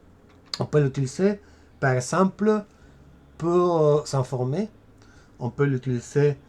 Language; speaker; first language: French; non-native, fluent; Spanish